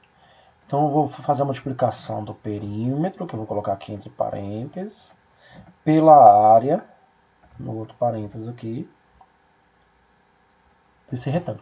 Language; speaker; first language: Portuguese; native; Portuguese